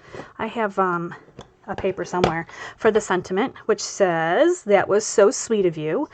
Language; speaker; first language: English; native; English